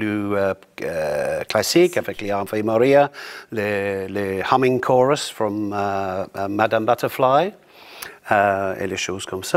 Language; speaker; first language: French; non-native, learner; English